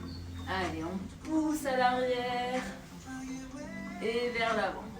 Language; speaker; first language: French; native; French